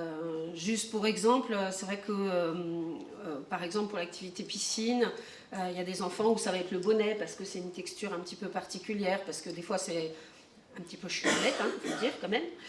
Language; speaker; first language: French; native; French